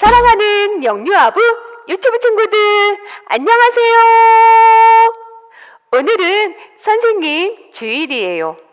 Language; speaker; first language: Korean; native; Korean